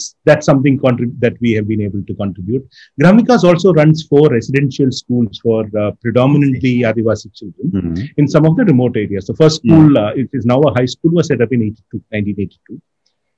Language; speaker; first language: English; non-native, local second language; Malayalam